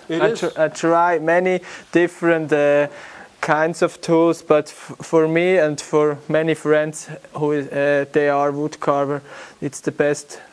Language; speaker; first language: English; non-native, learner; German